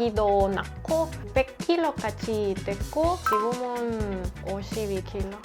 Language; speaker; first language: Korean; non-native, learner; Spanish